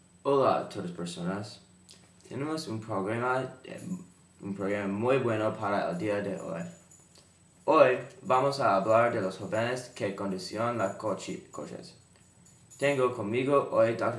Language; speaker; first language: Spanish; non-native, learner; English